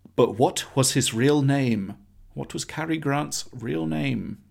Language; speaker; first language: English; native; English